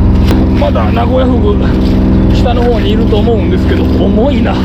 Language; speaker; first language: Japanese; native; Japanese